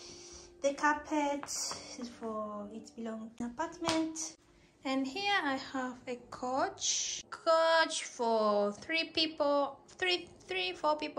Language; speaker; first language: English; non-native, local second language; Swahili